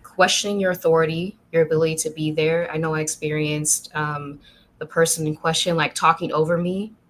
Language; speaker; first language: English; native; English